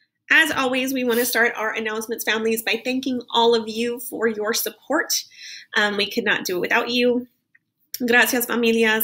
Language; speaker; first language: English; native; English